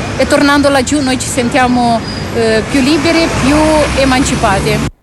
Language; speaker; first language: Italian; non-native, fluent; Romanian